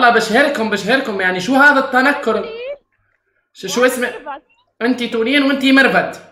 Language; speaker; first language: Arabic; native; Arabic